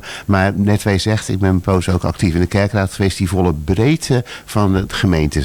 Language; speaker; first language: Dutch; native; Dutch